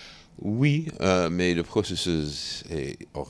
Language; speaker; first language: French; non-native, fluent; English